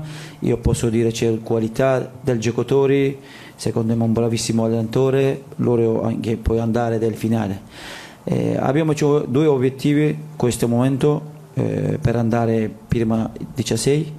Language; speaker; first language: Italian; non-native, learner; Turkish